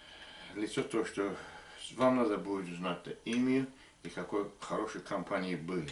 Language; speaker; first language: Russian; non-native, learner; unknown